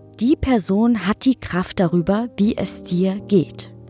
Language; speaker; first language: German; native; German